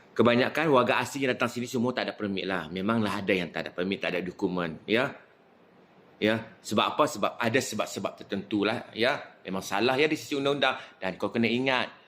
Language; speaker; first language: Malay; native; Malay